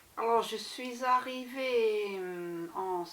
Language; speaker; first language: French; non-native, local second language; German